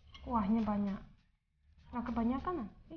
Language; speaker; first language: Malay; non-native, fluent; Russian